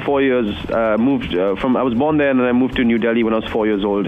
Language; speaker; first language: English; non-native, local second language; Hindi